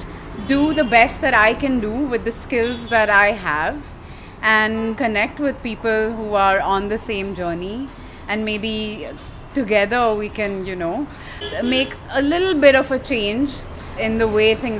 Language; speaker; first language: English; non-native, local second language; Hindi